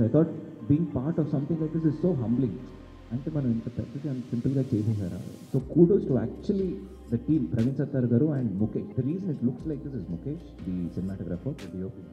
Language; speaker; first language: Telugu; native; Telugu